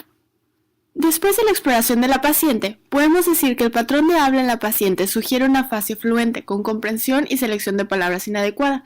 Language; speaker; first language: Spanish; native; Spanish